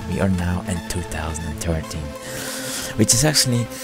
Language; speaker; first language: English; non-native, fluent; Dutch